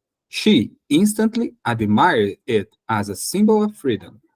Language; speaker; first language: English; non-native, learner; Portuguese